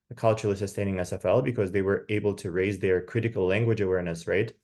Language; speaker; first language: English; non-native, fluent; Kazakh